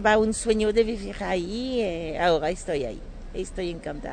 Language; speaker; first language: Spanish; non-native, fluent; French